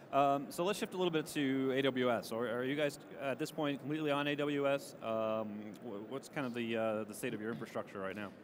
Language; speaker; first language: English; native; English